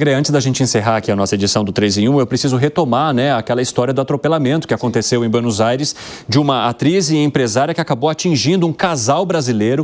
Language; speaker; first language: Portuguese; native; Portuguese